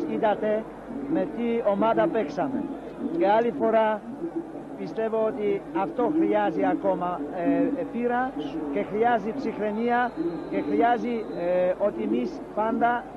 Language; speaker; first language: Greek; non-native, learner; Polish